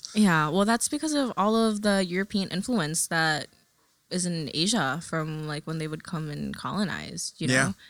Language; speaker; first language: English; early bilingual, other home language; Filipino